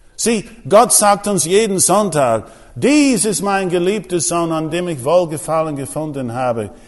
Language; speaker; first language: German; non-native, fluent; English